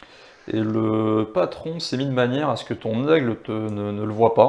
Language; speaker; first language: French; native; French